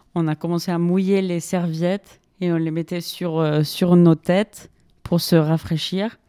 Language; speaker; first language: French; non-native, fluent; Spanish